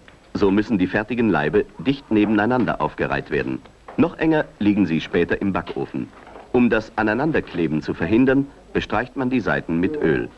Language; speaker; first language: German; native; German